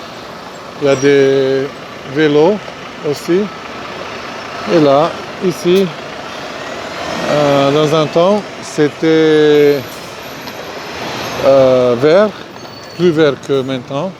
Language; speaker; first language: French; non-native, fluent; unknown